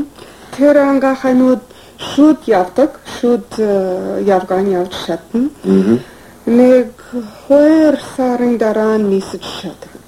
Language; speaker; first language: Mongolian; non-native, fluent; English